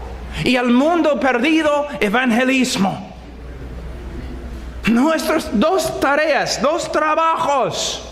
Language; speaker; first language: Spanish; non-native, fluent; English